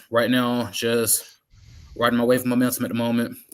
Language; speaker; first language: English; native; English